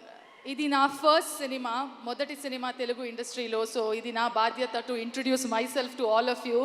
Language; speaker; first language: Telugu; non-native, learner; Kannada